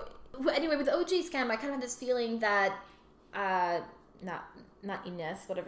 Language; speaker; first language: English; native; English